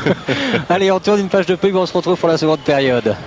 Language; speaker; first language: French; native; French